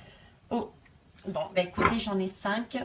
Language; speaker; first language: French; native; French